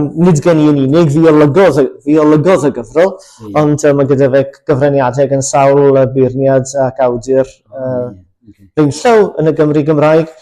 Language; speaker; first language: Welsh; native; Welsh